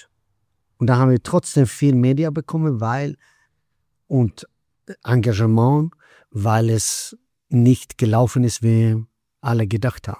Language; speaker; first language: German; non-native, fluent; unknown